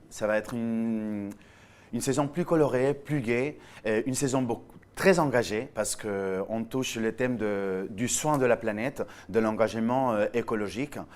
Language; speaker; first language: French; non-native, fluent; Spanish